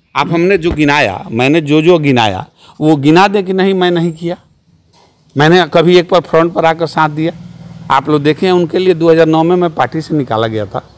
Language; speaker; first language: Hindi; native; Hindi